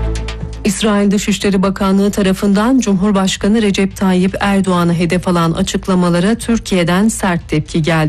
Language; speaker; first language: Turkish; native; Turkish